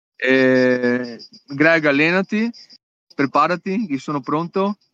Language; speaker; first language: Italian; native; Italian